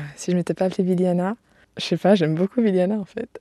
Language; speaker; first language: French; native; French